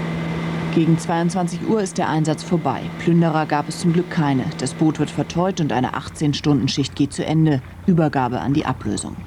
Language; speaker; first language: German; native; German